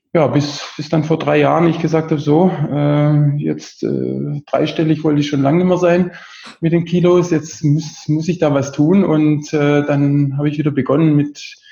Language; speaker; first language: German; native; German